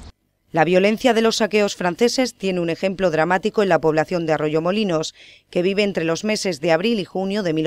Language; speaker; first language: Spanish; native; Spanish